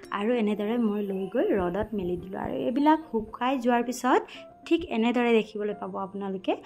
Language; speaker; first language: Assamese; non-native, local second language; Nepali